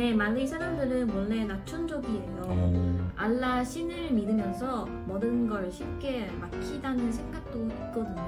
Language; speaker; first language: Korean; non-native, fluent; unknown